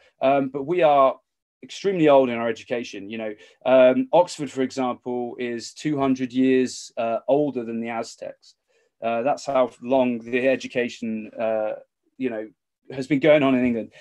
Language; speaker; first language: English; native; English